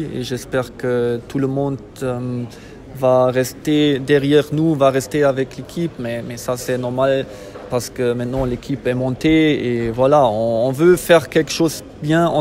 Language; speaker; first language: French; non-native, fluent; German